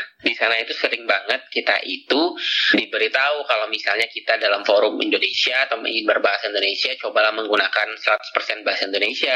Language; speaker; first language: Indonesian; native; Indonesian